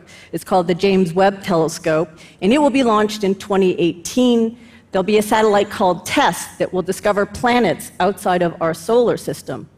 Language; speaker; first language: English; native; English